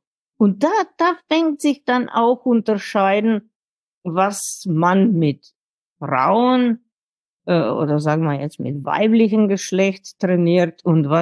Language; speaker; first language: German; non-native, fluent; Slovenian